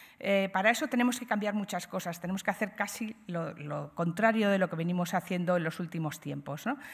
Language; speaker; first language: Spanish; native; Spanish